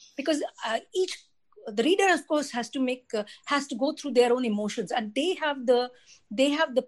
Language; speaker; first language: English; non-native, local second language; Tamil